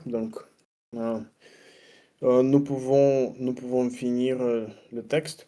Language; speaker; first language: French; non-native, learner; Russian